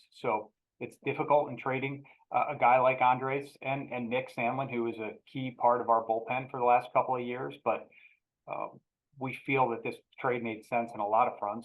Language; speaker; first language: English; native; English